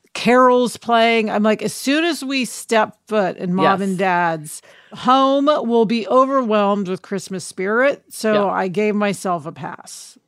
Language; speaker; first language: English; native; English